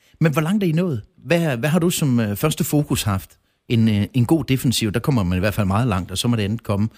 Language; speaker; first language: Danish; native; Danish